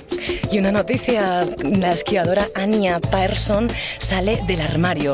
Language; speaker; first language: Spanish; native; Spanish